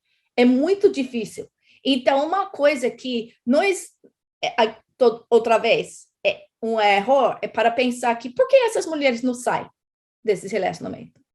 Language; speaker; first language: Portuguese; non-native, fluent; English